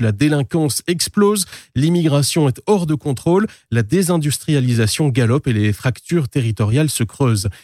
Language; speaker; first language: French; native; French